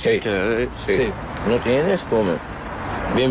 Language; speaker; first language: Spanish; non-native, learner; Arabic